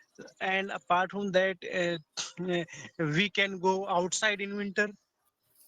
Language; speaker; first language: English; non-native, learner; Hindi